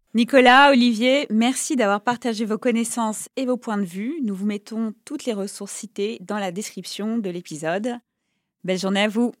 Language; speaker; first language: French; native; French